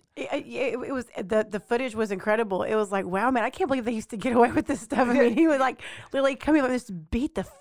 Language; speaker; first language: English; native; English